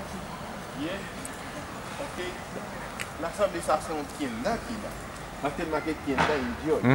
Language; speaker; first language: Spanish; non-native, learner; Haitian Creole